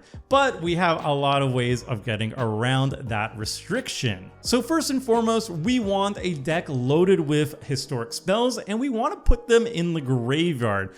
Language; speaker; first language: English; native; English